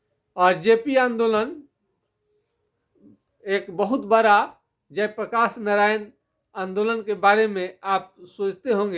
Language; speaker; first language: Hindi; non-native, local second language; Bhojpuri